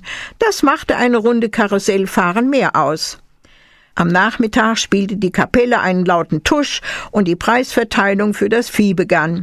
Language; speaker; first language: German; native; German